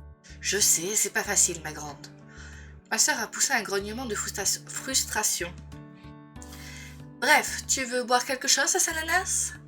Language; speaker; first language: French; native; French